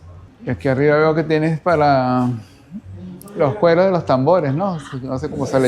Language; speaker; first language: Spanish; native; Spanish